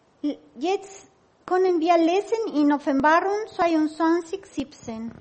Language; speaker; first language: German; non-native, learner; Spanish